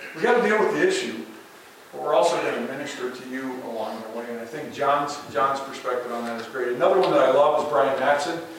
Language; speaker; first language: English; native; English